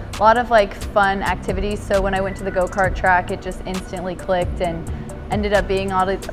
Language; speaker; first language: English; native; English